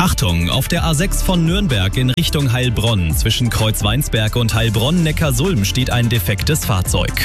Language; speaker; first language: German; native; German